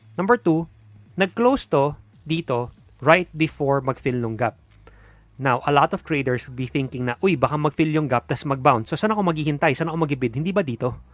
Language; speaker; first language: Filipino; native; Filipino